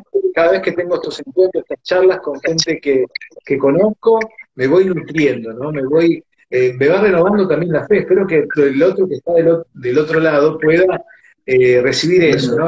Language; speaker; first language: Spanish; native; Spanish